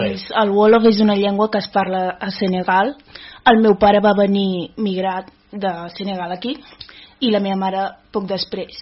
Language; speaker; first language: Catalan; early bilingual, other home language; Wolof